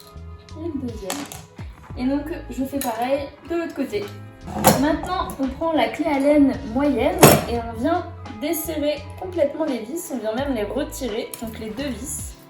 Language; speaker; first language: French; native; French